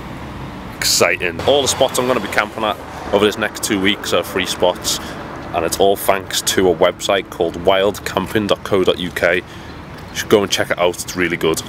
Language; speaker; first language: English; native; English